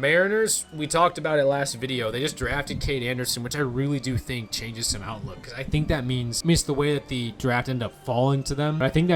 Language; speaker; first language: English; native; English